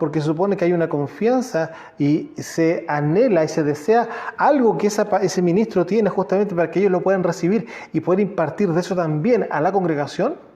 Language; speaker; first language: Spanish; native; Spanish